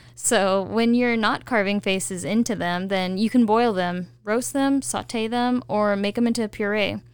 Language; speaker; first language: English; native; English